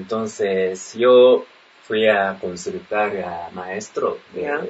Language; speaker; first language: Spanish; non-native, learner; Japanese